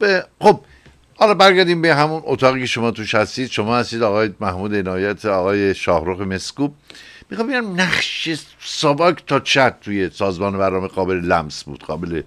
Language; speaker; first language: Persian; native; Persian